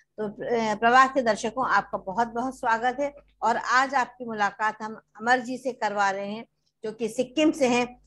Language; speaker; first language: Hindi; native; Hindi